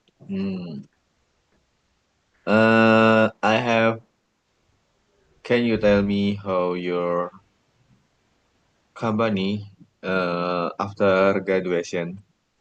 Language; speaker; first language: English; non-native, learner; Indonesian